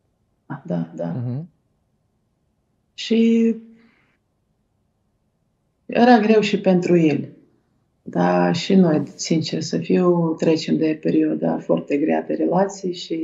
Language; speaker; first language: Romanian; non-native, fluent; Ukrainian